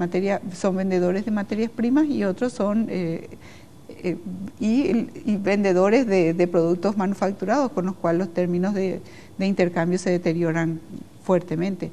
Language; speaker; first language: Spanish; native; Spanish